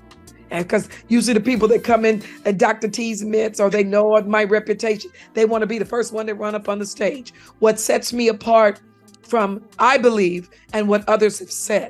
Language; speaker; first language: English; native; English